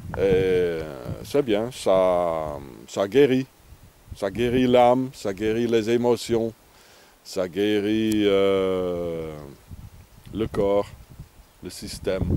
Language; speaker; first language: French; non-native, fluent; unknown